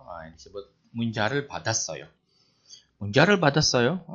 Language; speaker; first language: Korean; non-native, fluent; Indonesian